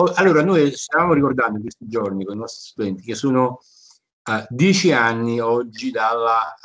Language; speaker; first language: Italian; native; Italian